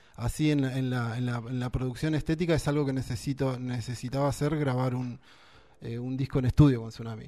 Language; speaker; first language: Spanish; native; Spanish